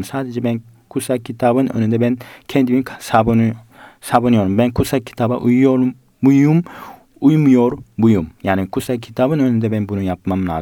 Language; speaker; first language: Turkish; non-native, fluent; Korean